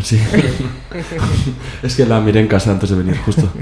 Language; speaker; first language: Spanish; native; Spanish